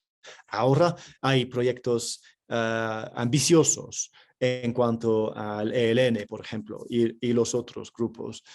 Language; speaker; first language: Spanish; non-native, fluent; English